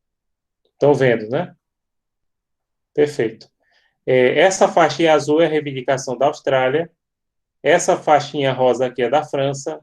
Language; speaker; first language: Portuguese; native; Portuguese